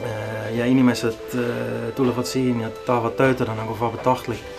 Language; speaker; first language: Estonian; non-native, learner; Dutch